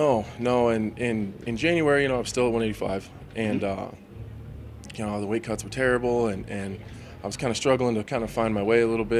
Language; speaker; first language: English; native; English